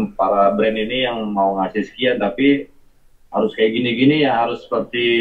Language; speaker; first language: Indonesian; native; Indonesian